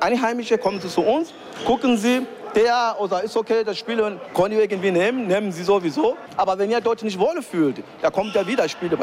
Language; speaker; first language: German; non-native, learner; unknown